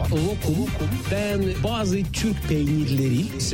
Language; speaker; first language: Turkish; non-native, fluent; Russian